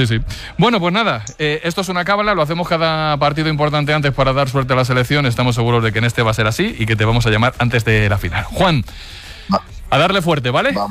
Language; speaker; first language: Spanish; native; Spanish